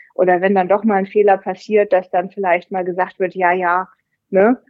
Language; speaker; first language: German; native; German